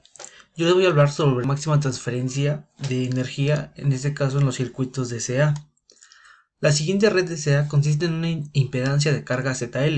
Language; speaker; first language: Spanish; native; Spanish